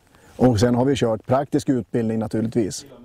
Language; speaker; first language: Swedish; native; Swedish